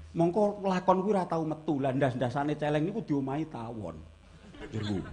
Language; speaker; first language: Javanese; native; Javanese